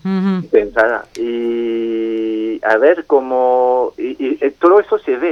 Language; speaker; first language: Spanish; non-native, fluent; French